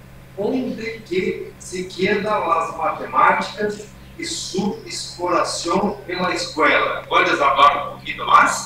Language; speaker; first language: Spanish; non-native, learner; Portuguese